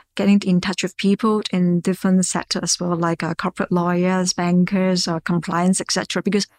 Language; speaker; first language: English; non-native, local second language; Cantonese